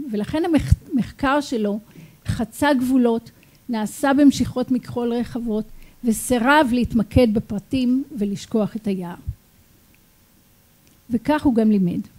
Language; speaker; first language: Hebrew; native; Hebrew